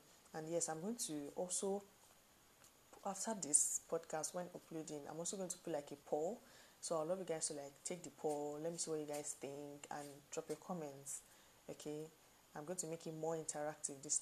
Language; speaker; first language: English; non-native, local second language; Yoruba